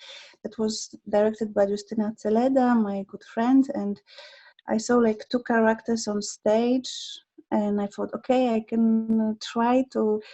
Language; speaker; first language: English; non-native, learner; Polish